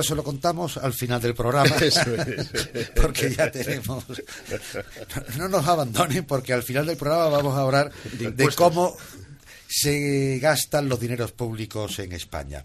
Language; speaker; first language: Spanish; native; Spanish